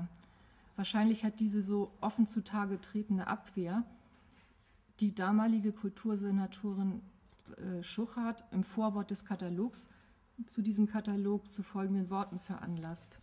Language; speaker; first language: German; native; German